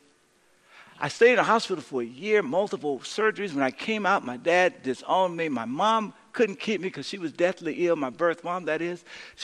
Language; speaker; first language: English; native; English